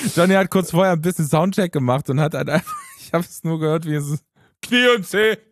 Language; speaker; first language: German; early bilingual, other home language; Romanian